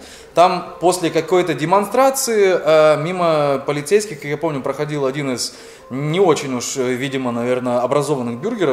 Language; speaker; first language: Russian; native; Russian